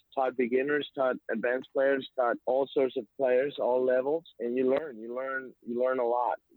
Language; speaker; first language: English; non-native, fluent; Spanish